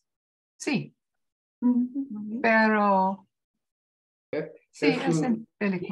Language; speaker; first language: Spanish; non-native, learner; English